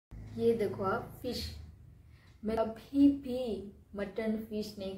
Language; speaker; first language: Hindi; non-native, local second language; Bangla